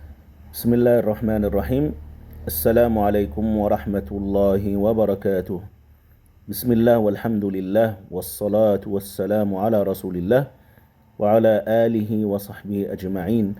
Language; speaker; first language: Arabic; non-native, fluent; Indonesian